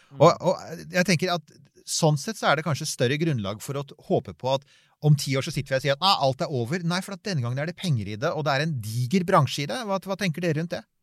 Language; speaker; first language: Norwegian; native; Norwegian